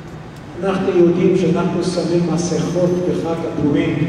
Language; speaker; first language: Hebrew; non-native, fluent; English